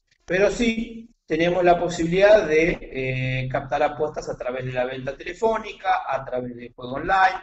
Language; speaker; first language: Spanish; native; Spanish